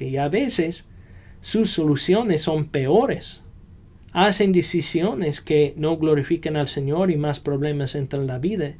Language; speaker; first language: Spanish; non-native, fluent; English